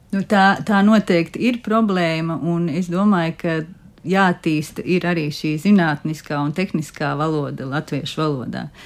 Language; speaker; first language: Latvian; native; Latvian